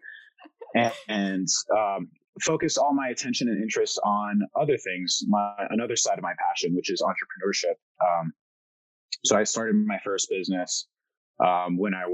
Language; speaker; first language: English; early bilingual, other home language; French